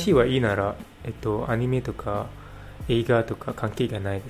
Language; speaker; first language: Japanese; non-native, learner; English